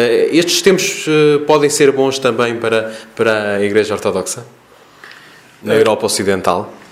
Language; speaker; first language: Portuguese; native; Portuguese